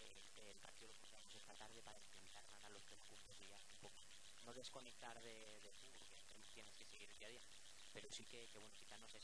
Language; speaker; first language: Spanish; native; Spanish